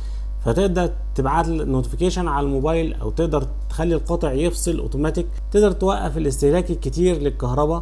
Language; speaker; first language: Arabic; native; Arabic